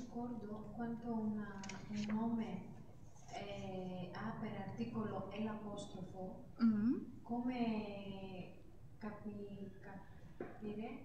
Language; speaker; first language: Italian; non-native, learner; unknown